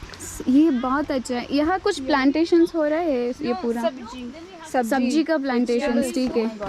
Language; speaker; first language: Hindi; non-native, local second language; Telugu